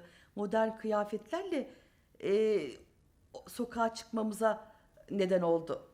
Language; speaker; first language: Turkish; native; Turkish